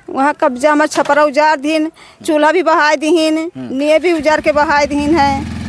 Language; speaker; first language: Hindi; native; Hindi